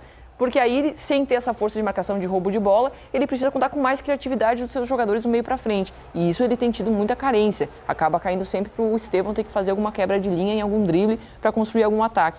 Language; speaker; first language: Portuguese; native; Portuguese